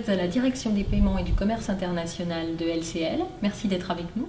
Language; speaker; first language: French; native; French